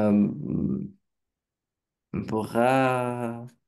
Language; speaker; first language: French; non-native, learner; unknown